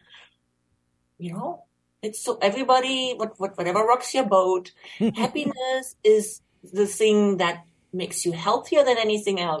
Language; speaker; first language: English; non-native, fluent; German